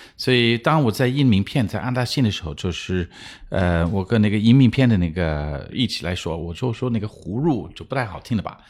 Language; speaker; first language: Chinese; non-native, fluent; English